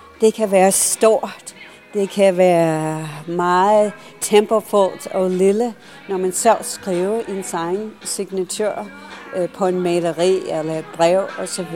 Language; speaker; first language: Danish; non-native, fluent; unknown